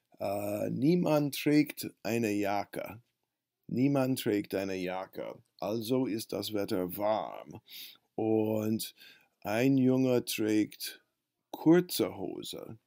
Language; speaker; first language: German; non-native, fluent; English